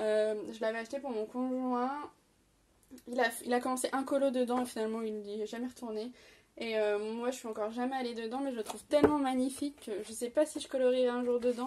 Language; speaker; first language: French; native; French